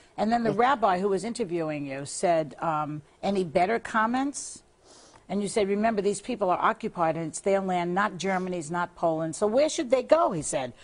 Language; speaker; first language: English; native; English